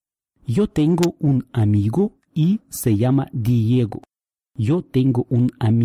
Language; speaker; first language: Spanish; non-native, fluent; Russian